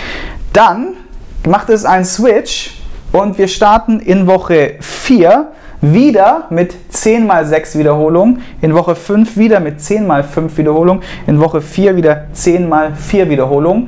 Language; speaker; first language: German; native; German